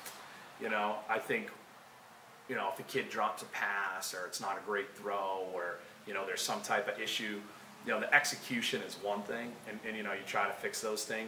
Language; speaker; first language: English; native; English